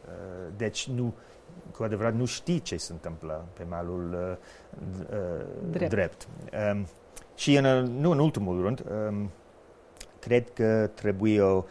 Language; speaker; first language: Romanian; non-native, fluent; English